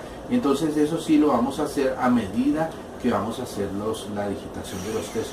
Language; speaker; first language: Spanish; native; Spanish